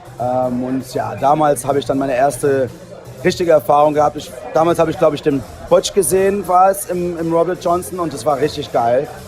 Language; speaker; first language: German; early bilingual, heritage; Portuguese